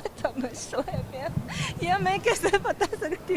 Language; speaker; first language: Hindi; non-native, fluent; Chinese